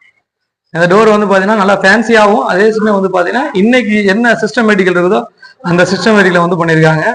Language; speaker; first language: Tamil; native; Tamil